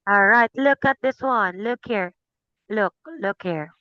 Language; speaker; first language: English; non-native, fluent; Filipino